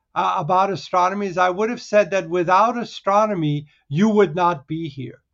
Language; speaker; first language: English; early bilingual, other home language; Hungarian